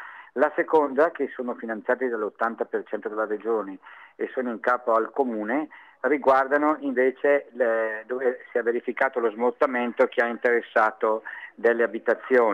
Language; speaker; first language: Italian; native; Italian